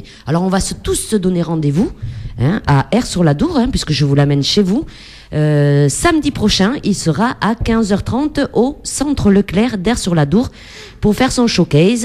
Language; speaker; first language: French; native; French